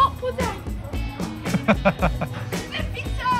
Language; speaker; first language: Korean; non-native, learner; Italian